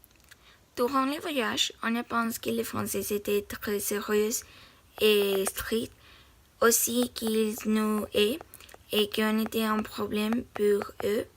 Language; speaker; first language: French; non-native, learner; Spanish